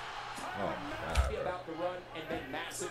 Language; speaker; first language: English; native; English